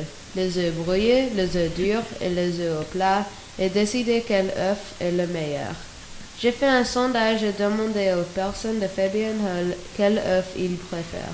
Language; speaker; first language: French; non-native, learner; English